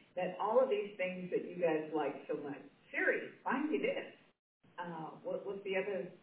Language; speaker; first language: English; native; English